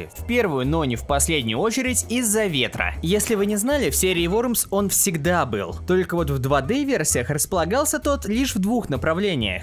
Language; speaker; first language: Russian; native; Russian